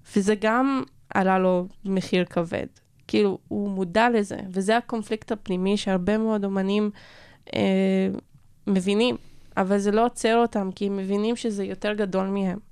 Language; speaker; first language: Hebrew; non-native, local second language; Arabic